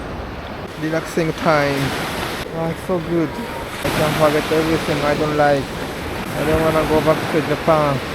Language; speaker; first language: English; non-native, fluent; Japanese